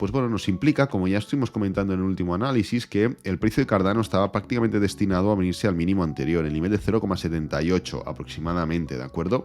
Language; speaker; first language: Spanish; native; Spanish